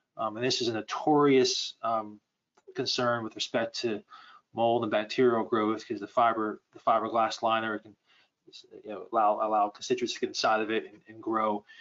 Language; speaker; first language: English; native; English